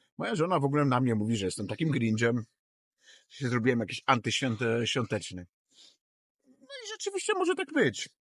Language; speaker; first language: Polish; native; Polish